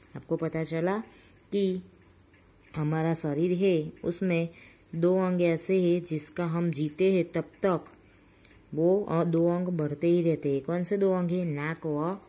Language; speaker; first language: Hindi; non-native, local second language; Gujarati